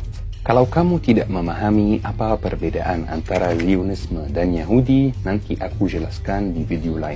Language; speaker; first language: Indonesian; non-native, fluent; Arabic